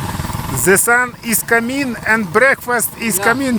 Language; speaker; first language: English; non-native, learner; Russian